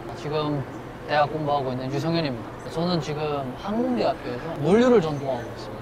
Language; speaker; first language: Korean; native; Korean